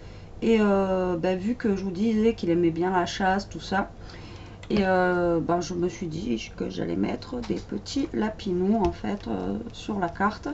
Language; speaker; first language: French; native; French